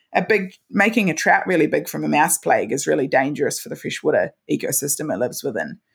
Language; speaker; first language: English; native; English